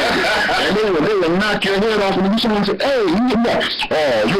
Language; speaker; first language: English; native; English